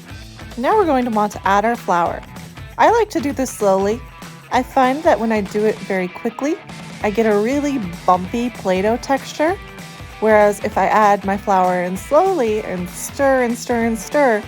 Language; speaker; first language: English; native; English